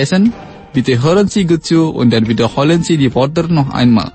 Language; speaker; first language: German; non-native, fluent; Indonesian